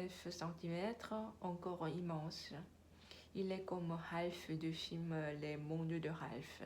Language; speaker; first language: French; non-native, learner; Korean